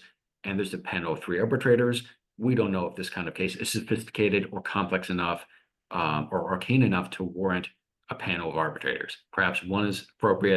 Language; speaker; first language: English; native; English